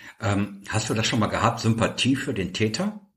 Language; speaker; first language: German; native; German